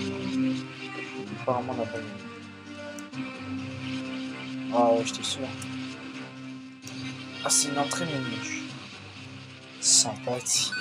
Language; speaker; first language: French; native; French